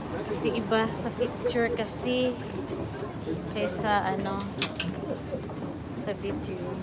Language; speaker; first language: Filipino; native; Filipino